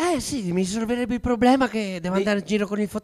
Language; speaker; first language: Italian; native; Italian